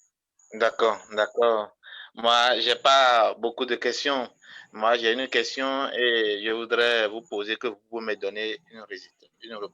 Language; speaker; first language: French; non-native, local second language; Fon